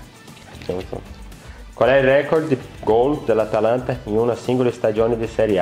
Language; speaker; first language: Italian; non-native, fluent; Portuguese